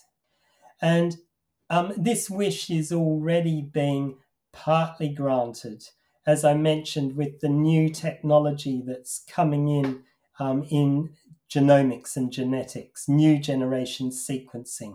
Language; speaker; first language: English; native; English